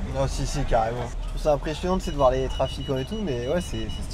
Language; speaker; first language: French; native; French